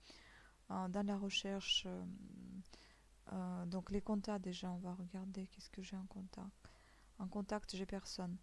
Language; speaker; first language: French; native; French